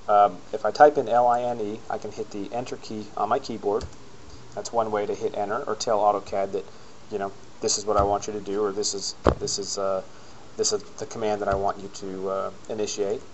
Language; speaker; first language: English; native; English